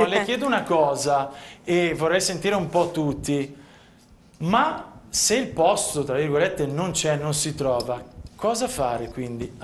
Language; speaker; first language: Italian; native; Italian